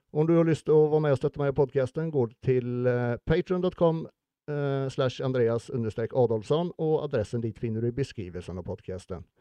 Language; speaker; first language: Norwegian; native; Norwegian